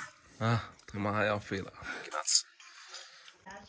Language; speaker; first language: Chinese; native; Chinese